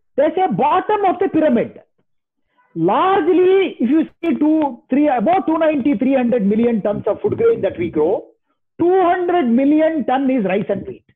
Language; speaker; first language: English; non-native, local second language; Kannada